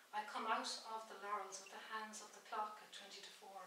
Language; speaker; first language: English; native; English